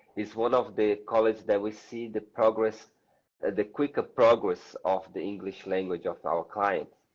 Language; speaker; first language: English; non-native, fluent; Portuguese